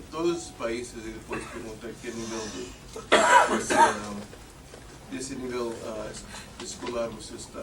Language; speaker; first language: Portuguese; non-native, fluent; English